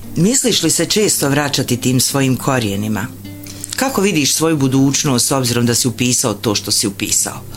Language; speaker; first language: Bosnian; native; Bosnian